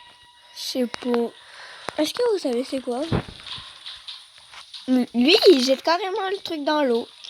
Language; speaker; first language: French; native; French